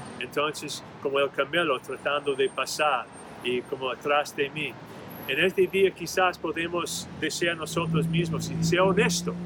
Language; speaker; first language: Spanish; non-native, fluent; English